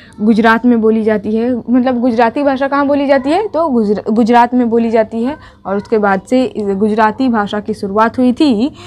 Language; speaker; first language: Hindi; native; Hindi